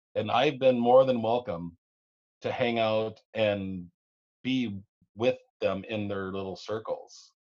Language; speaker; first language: English; native; English